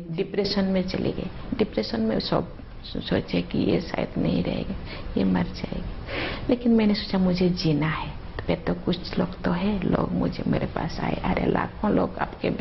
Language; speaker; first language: Hindi; non-native, local second language; Santali